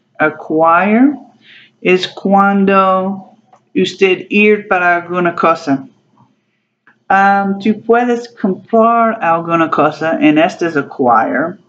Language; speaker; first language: Spanish; non-native, learner; English